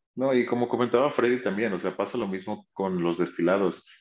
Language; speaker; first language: Spanish; native; Spanish